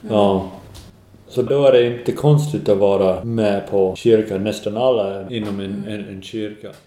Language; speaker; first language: Swedish; non-native, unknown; English